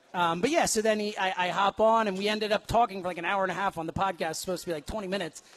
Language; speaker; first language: English; native; English